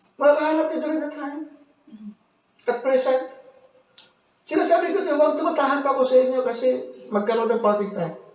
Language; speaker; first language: Filipino; non-native, local second language; Cebuano